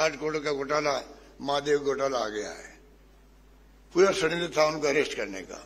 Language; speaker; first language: Hindi; native; Hindi